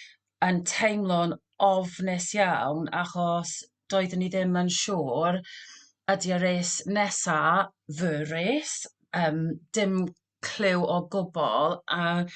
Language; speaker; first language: Welsh; non-native, local second language; English